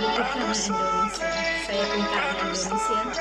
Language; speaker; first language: Indonesian; non-native, local second language; Malay